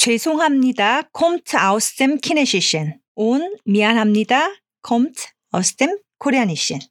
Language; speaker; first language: German; non-native, fluent; Korean